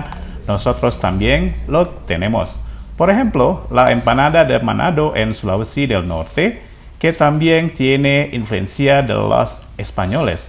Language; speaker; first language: Spanish; non-native, fluent; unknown